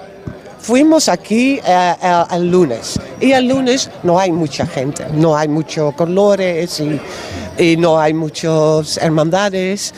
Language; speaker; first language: Spanish; non-native, learner; Dutch